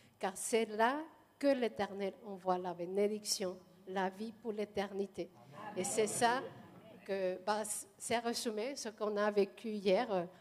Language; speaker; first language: French; non-native, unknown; Spanish